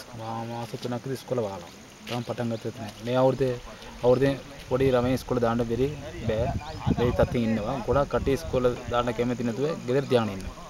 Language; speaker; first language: Sinhala; non-native, local second language; Tamil